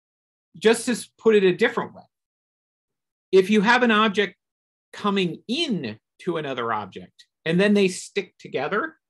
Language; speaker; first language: English; native; English